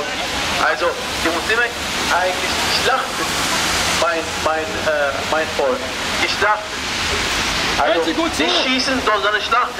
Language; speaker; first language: German; non-native, learner; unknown